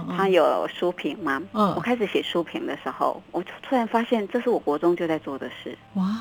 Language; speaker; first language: Chinese; non-native, local second language; Min Nan Chinese